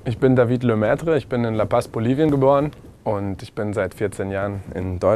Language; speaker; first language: German; non-native, fluent; Spanish